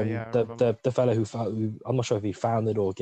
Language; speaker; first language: English; native; English